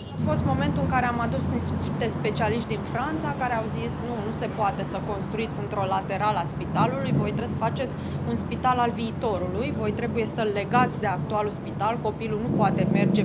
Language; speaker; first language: Romanian; native; Romanian